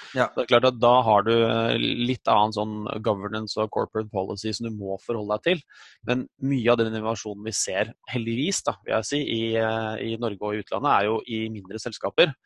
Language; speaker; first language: Norwegian; native; Norwegian